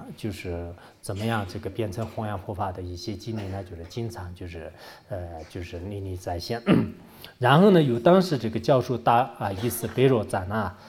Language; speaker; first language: Chinese; non-native, local second language; Tibetan